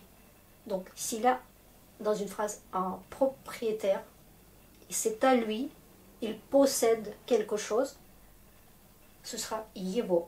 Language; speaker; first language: French; non-native, fluent; Russian